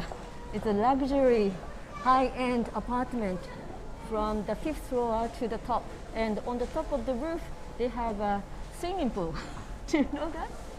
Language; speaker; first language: English; non-native, fluent; Japanese